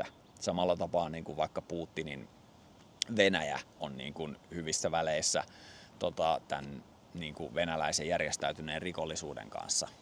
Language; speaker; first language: Finnish; native; Finnish